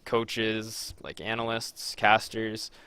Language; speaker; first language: English; native; English